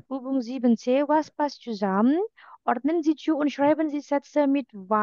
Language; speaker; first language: German; non-native, fluent; Indonesian